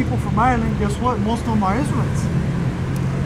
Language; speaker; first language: English; native; English